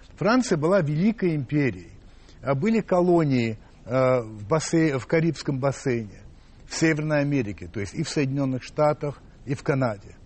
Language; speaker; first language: Russian; non-native, fluent; English